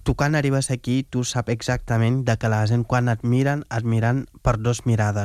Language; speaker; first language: Catalan; non-native, fluent; Wolof